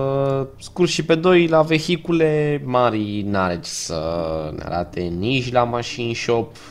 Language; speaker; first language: Romanian; native; Romanian